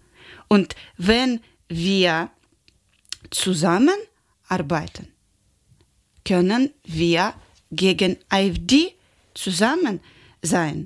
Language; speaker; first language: German; non-native, learner; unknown